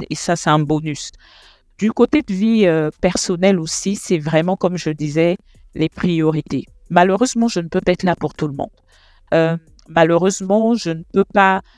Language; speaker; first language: French; non-native, local second language; Lingala